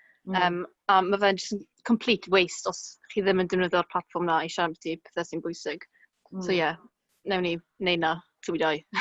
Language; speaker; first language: Welsh; native; Welsh